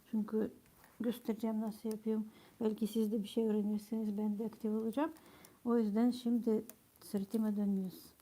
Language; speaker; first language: Turkish; non-native, fluent; Ukrainian